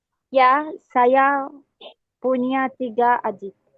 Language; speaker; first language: Indonesian; non-native, learner; Arabic